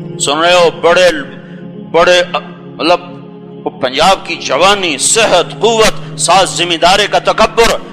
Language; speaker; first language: Urdu; non-native, local second language; Punjabi